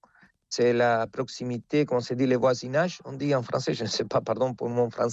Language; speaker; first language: French; non-native, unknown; Spanish